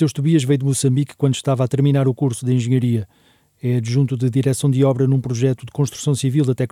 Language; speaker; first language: Portuguese; native; Portuguese